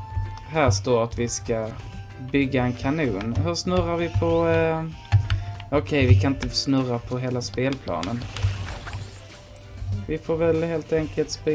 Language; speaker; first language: Swedish; native; Swedish